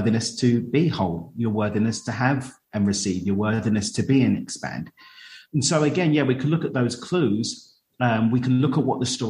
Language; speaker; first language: English; native; English